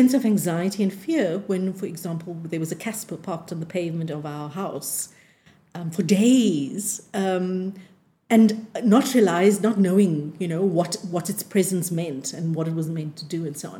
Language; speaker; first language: English; native; English